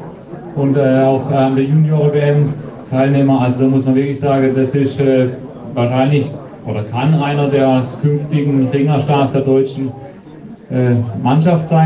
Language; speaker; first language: German; native; German